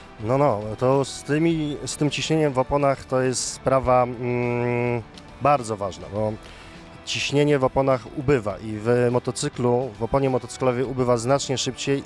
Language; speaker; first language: Polish; native; Polish